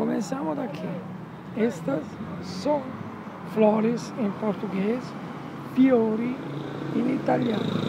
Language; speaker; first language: Portuguese; non-native, fluent; Italian